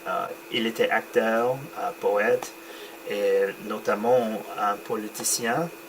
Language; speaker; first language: French; non-native, learner; English